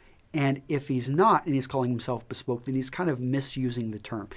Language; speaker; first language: English; native; English